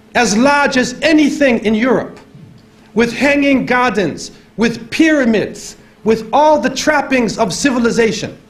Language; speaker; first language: English; native; English